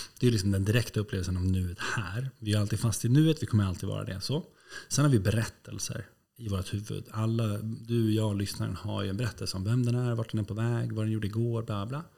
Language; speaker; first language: Swedish; native; Swedish